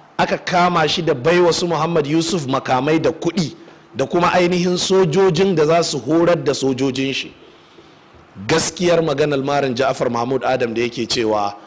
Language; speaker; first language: Hausa; native; Hausa